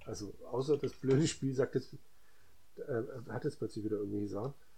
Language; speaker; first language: German; native; German